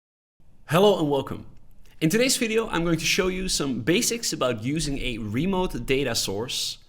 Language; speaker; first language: English; non-native, fluent; Dutch